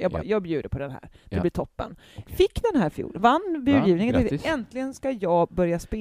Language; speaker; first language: Swedish; native; Swedish